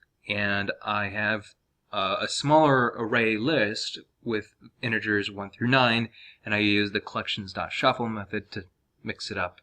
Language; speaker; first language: English; native; English